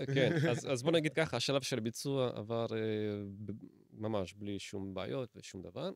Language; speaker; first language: Hebrew; native; Hebrew